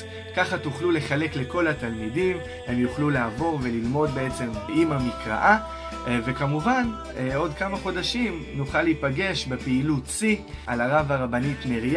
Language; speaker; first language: Hebrew; native; Hebrew